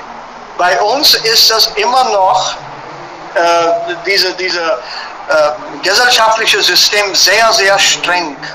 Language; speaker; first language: German; non-native, fluent; Hindi